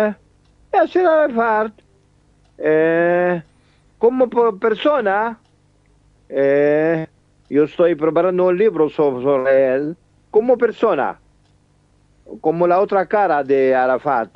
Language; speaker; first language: Spanish; non-native, fluent; Arabic